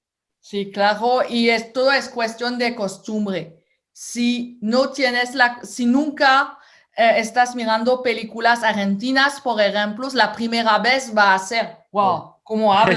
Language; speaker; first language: Spanish; non-native, fluent; French